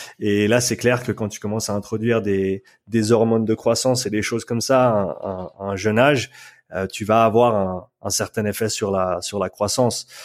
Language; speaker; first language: French; native; French